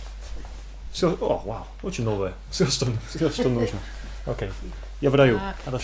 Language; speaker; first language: Russian; non-native, fluent; English